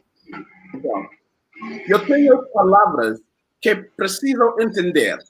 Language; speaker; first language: Portuguese; non-native, learner; English